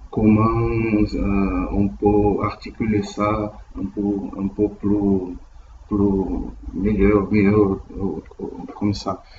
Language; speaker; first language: French; non-native, learner; Portuguese